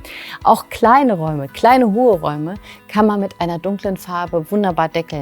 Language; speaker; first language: German; native; German